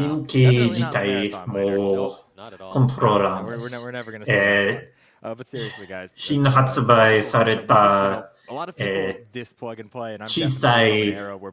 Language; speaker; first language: Japanese; non-native, learner; English